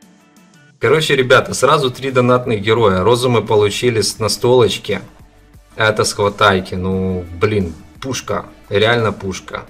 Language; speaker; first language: Russian; native; Russian